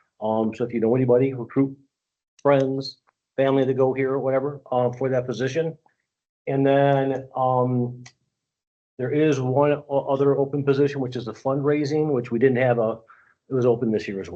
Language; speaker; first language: English; native; English